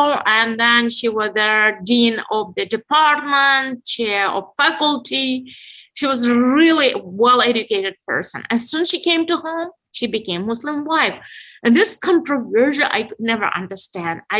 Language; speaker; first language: English; non-native, fluent; Uzbek